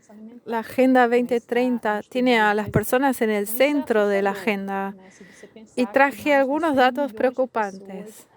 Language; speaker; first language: Spanish; non-native, fluent; Portuguese